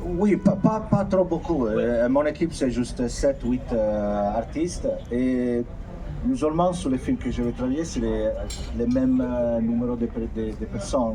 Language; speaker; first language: French; non-native, fluent; Italian